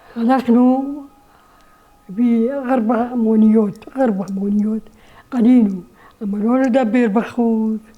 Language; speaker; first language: Hebrew; non-native, learner; Arabic